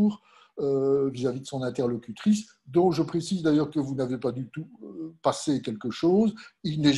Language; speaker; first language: French; native; French